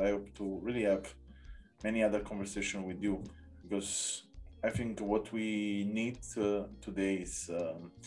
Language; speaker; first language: English; non-native, learner; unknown